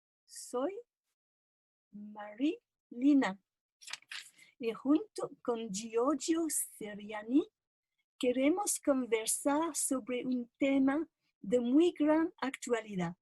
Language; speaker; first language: Spanish; non-native, fluent; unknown